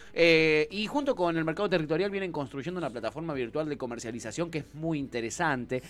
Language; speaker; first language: Spanish; native; Spanish